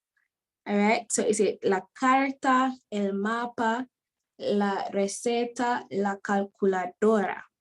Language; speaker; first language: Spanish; non-native, fluent; English